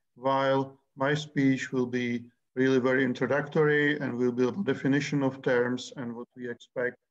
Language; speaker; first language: English; non-native, fluent; Czech